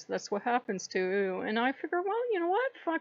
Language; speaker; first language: English; native; English